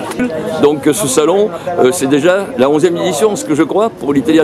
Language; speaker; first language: French; native; French